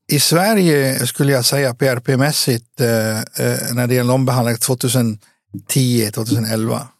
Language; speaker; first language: Swedish; early bilingual, other home language; Arabic